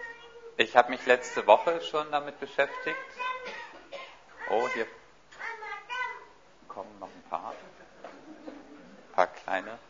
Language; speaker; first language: German; native; German